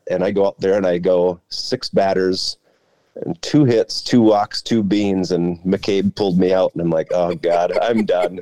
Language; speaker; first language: English; native; English